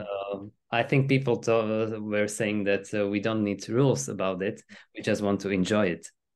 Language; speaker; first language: English; non-native, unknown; Slovak